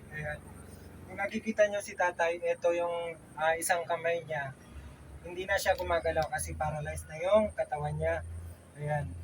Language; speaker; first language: Filipino; native; Filipino